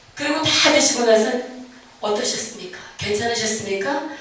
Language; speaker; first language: Korean; native; Korean